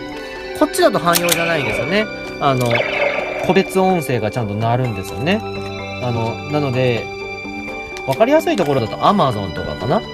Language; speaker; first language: Japanese; native; Japanese